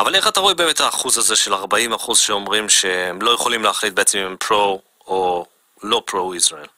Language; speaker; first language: Hebrew; native; Hebrew